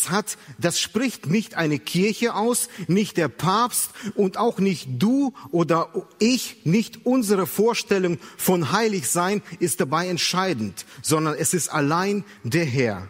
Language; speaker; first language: German; native; German